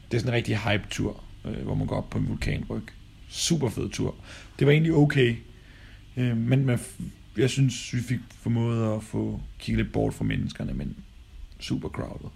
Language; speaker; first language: Danish; native; Danish